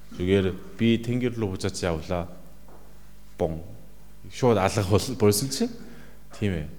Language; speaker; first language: Mongolian; non-native, fluent; Korean